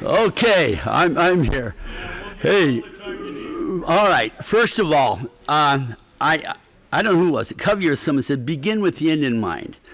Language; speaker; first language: English; native; English